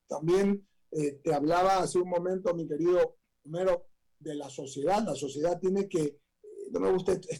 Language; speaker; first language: Spanish; native; Spanish